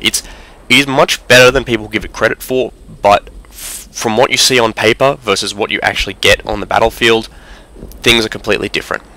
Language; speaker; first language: English; native; English